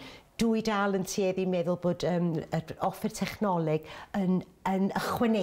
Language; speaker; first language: Welsh; native; Welsh